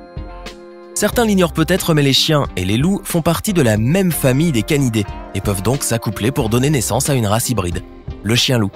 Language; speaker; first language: French; native; French